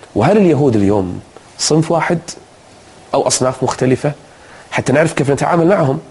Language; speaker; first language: Arabic; native; Arabic